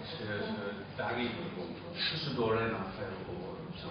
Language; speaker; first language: Chinese; non-native, learner; German